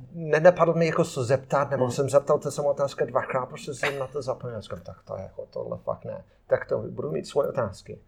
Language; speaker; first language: Czech; non-native, fluent; English